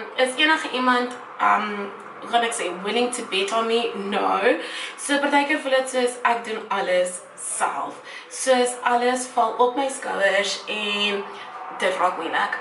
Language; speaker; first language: Afrikaans; native; Afrikaans